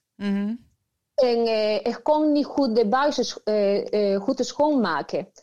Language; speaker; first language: Dutch; non-native, learner; Spanish